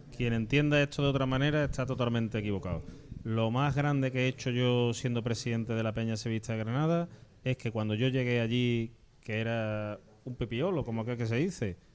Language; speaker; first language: Spanish; native; Spanish